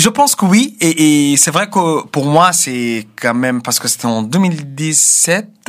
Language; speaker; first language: French; non-native, fluent; Arabic